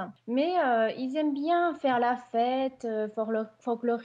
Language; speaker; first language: French; non-native, fluent; Japanese